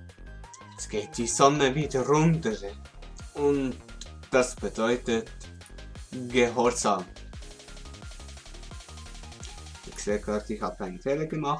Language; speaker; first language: German; non-native, local second language; Swiss German